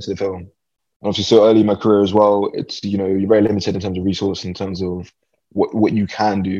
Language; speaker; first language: English; native; English